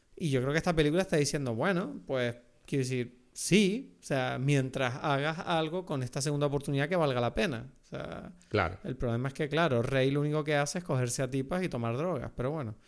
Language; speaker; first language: Spanish; native; Spanish